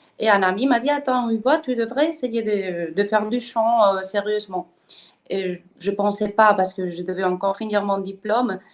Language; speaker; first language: French; non-native, fluent; Spanish